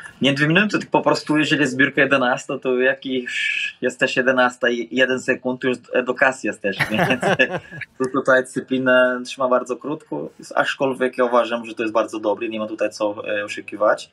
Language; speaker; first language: Polish; non-native, fluent; Portuguese